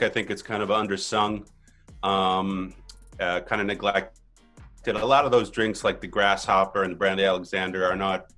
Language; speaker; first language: English; native; English